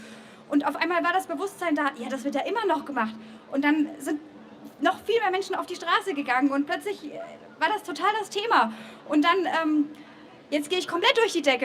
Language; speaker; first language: German; native; German